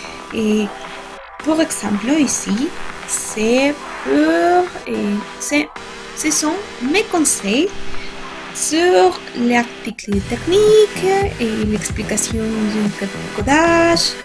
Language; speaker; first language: French; non-native, learner; Spanish